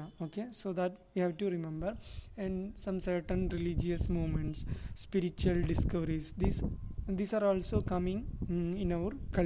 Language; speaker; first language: Hindi; non-native, local second language; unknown